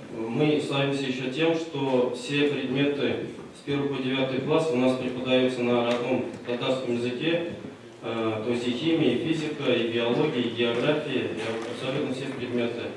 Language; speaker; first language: Russian; non-native, local second language; Tatar